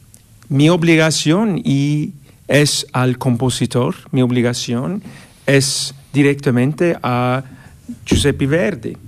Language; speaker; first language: Spanish; non-native, learner; English